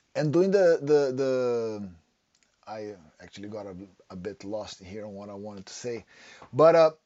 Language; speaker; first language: English; non-native, fluent; Portuguese